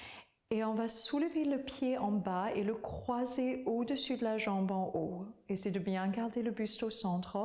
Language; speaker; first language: French; non-native, fluent; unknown